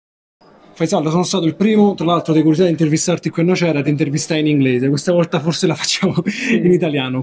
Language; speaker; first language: Italian; native; Italian